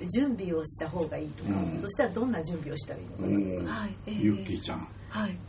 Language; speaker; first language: Japanese; native; Japanese